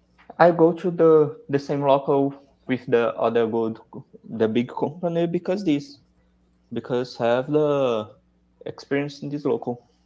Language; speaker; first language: English; non-native, learner; Portuguese